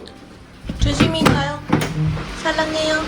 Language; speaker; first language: Korean; non-native, fluent; Japanese